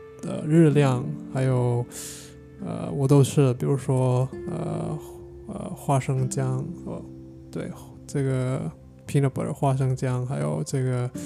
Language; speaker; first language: Chinese; non-native, learner; English